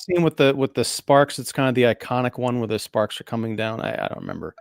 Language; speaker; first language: English; native; English